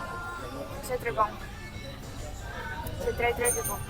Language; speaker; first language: French; non-native, learner; Russian